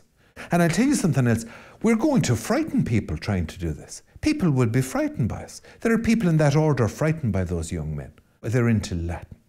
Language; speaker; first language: English; native; English